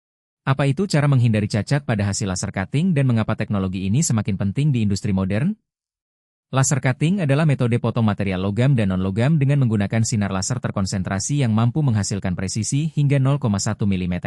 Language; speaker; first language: Indonesian; native; Indonesian